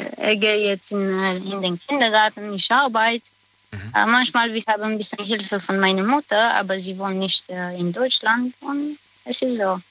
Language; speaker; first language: German; non-native, learner; Romanian